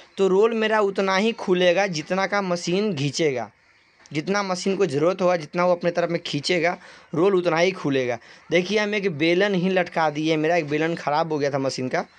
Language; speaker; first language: Hindi; native; Hindi